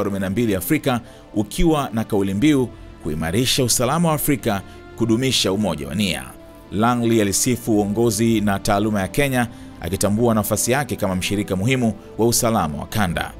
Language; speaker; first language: Swahili; native; Swahili